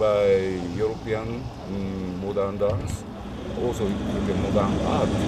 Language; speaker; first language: English; non-native, learner; Japanese